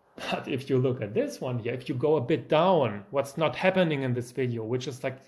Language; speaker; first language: English; non-native, fluent; German